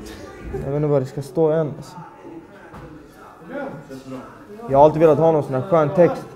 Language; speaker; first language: Swedish; early bilingual, other home language; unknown